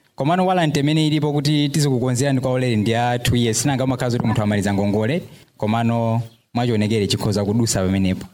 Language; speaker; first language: Nyanja; native; Nyanja